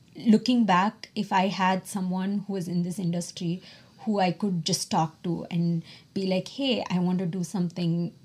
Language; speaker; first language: English; non-native, local second language; Tamil